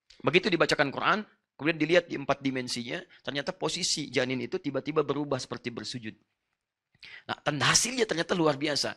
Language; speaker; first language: Indonesian; non-native, fluent; Arabic